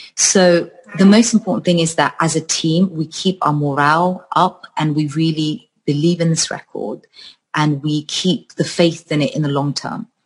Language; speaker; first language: English; early bilingual, other home language; Georgian